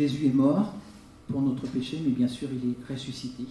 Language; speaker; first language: French; native; French